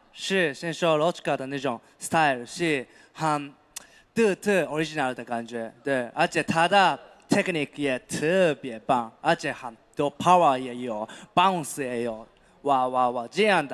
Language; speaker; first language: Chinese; non-native, fluent; Japanese